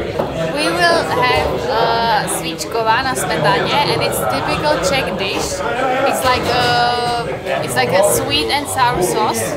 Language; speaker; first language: English; non-native, learner; Czech